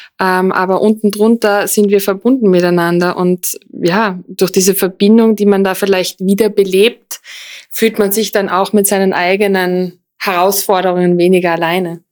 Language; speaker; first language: German; native; German